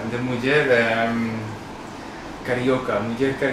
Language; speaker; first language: Portuguese; non-native, learner; Spanish